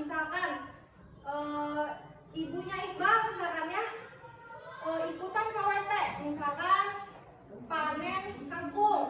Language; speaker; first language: Indonesian; native; Indonesian